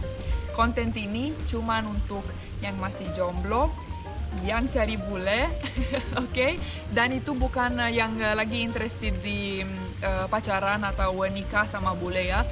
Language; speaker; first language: Indonesian; non-native, fluent; Romanian